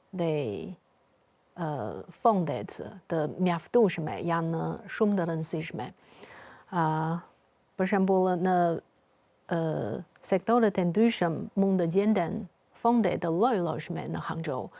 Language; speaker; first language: Albanian; non-native, fluent; Chinese